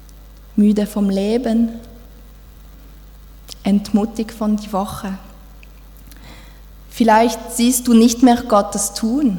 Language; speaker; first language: German; non-native, fluent; French